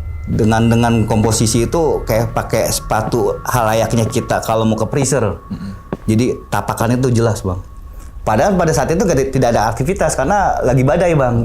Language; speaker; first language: Indonesian; native; Indonesian